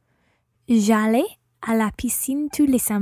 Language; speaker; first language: French; non-native, learner; English